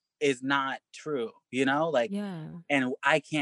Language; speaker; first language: English; native; English